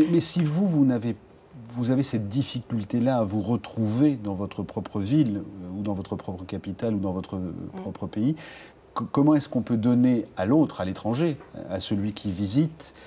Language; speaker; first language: French; native; French